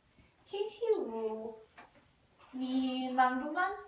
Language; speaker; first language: Chinese; non-native, learner; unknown